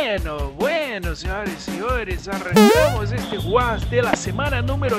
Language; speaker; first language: Spanish; native; Spanish